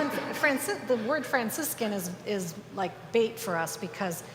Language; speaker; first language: English; native; English